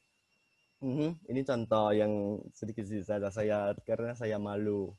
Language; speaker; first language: Indonesian; non-native, fluent; Thai